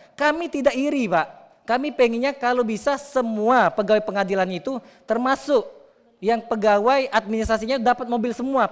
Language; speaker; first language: Indonesian; native; Indonesian